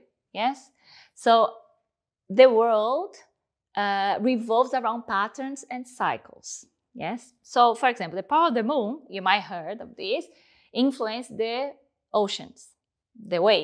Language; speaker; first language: English; non-native, fluent; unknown